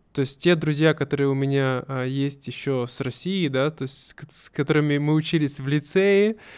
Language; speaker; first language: Russian; native; Russian